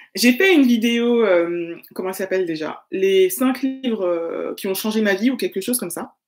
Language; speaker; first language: French; native; French